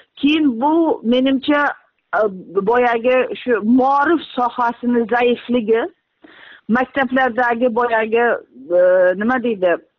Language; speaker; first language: Uzbek; native; Uzbek